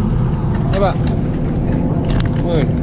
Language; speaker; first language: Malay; non-native, local second language; Javanese